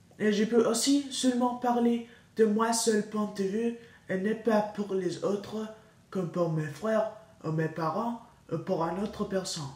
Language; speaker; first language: French; non-native, learner; English